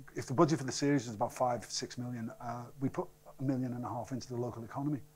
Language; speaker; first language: English; native; English